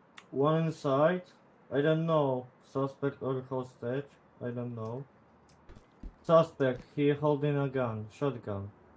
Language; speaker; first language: English; non-native, learner; Polish